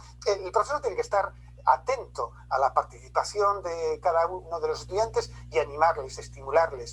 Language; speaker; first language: Spanish; native; Spanish